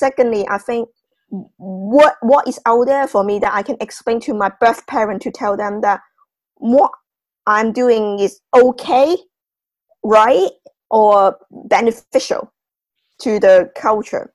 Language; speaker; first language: English; non-native, local second language; Cantonese